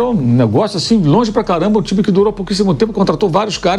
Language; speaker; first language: Portuguese; native; Portuguese